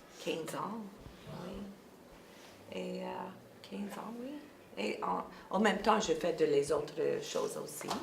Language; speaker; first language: French; non-native, local second language; English